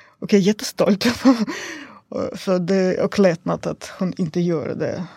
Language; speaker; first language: Swedish; non-native, learner; Russian